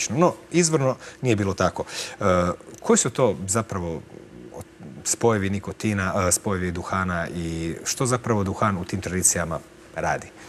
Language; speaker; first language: Croatian; native; Croatian